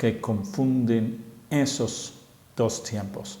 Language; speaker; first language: Spanish; non-native, fluent; English